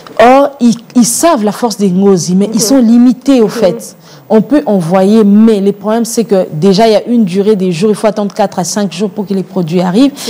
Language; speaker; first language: French; non-native, local second language; Lingala